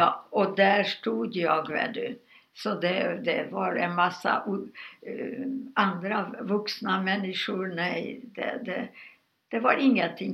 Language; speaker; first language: Swedish; non-native, fluent; Hungarian